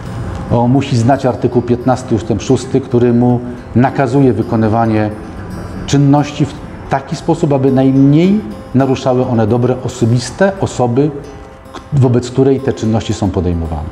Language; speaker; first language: Polish; native; Polish